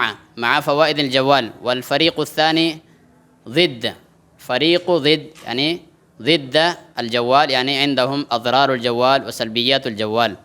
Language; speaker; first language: Arabic; non-native, fluent; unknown